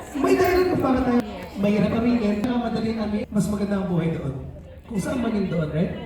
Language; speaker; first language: Filipino; non-native, local second language; English